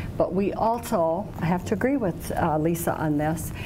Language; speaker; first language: English; native; English